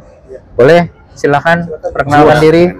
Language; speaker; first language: Indonesian; native; Indonesian